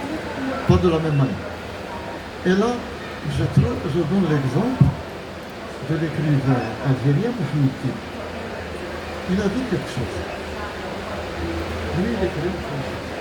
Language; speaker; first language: French; non-native, local second language; Arabic